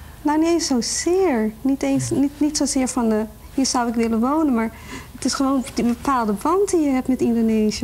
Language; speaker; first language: Dutch; early bilingual, other home language; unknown